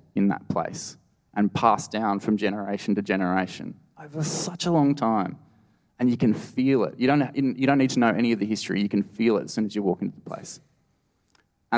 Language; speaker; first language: English; native; English